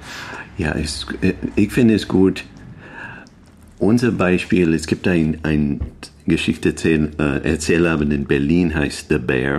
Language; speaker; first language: German; non-native, learner; English